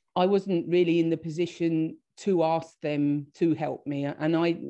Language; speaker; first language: English; native; English